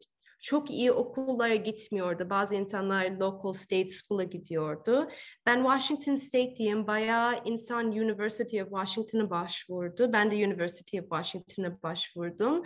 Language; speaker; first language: Turkish; early bilingual, heritage; Turkish